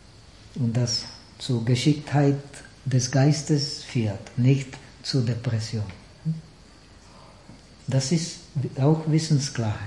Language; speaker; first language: German; non-native, fluent; Czech